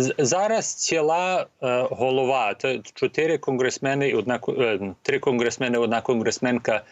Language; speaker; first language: Ukrainian; early bilingual, heritage; Ukrainian